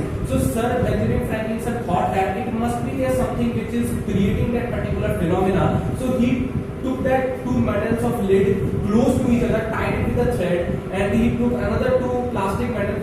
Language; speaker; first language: English; non-native, local second language; Hindi